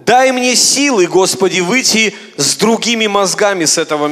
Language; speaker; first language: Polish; non-native, learner; Russian